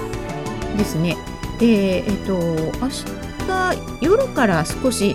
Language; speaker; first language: Japanese; native; Japanese